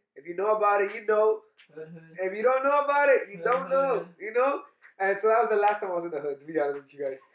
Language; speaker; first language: English; early bilingual, other home language; Spanish